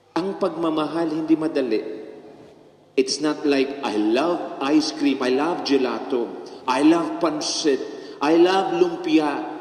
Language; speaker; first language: Filipino; native; Filipino